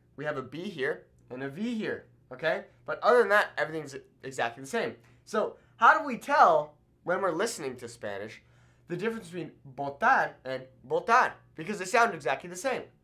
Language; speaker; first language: English; native; English